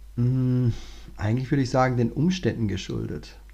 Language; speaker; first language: German; native; German